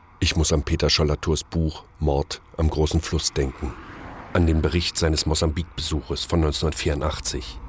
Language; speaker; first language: German; native; German